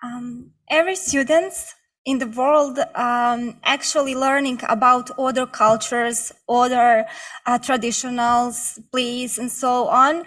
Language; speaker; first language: English; non-native, learner; Bosnian